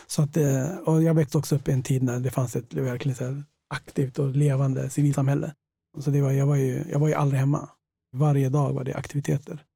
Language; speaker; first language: Swedish; early bilingual, other home language; Tigrinya